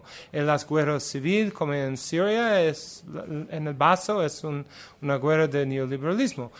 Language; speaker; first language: Spanish; non-native, learner; English